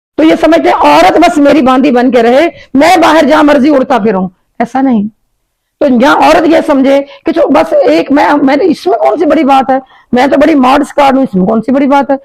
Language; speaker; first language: Urdu; native; Urdu